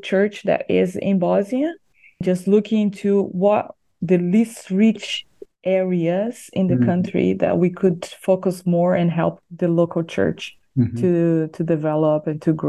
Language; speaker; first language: English; non-native, fluent; Portuguese